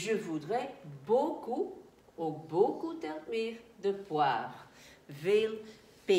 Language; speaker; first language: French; non-native, fluent; Dutch